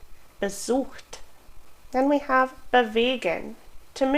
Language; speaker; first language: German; non-native, fluent; English